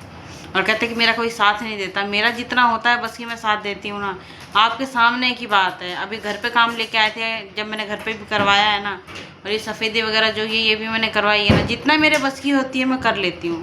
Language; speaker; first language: Hindi; native; Hindi